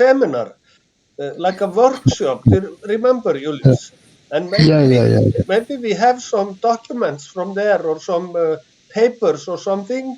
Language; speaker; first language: English; non-native, fluent; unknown